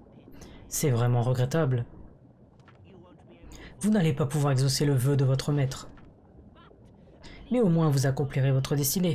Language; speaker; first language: French; native; French